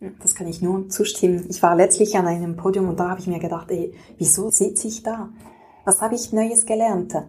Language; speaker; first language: German; native; German